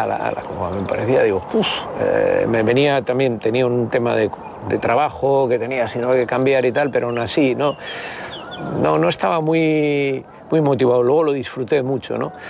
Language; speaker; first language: Spanish; native; Spanish